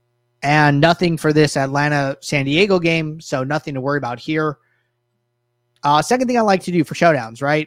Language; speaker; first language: English; native; English